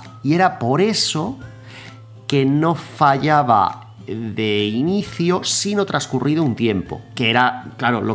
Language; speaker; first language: Spanish; native; Spanish